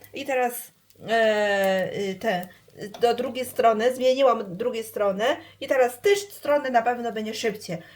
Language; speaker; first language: Polish; non-native, learner; Chinese